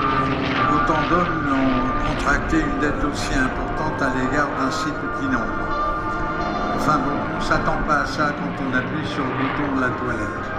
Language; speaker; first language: French; native; French